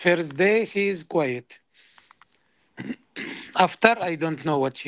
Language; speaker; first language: English; non-native, learner; Arabic